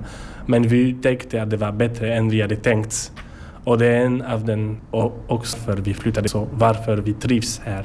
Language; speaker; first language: Swedish; non-native, learner; French